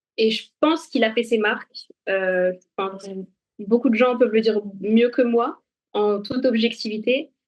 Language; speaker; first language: French; non-native, local second language; Arabic